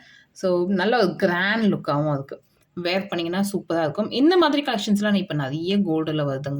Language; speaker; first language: Tamil; native; Tamil